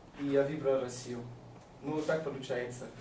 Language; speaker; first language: Russian; non-native, learner; Malagasy